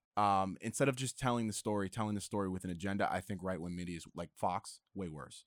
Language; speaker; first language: English; native; English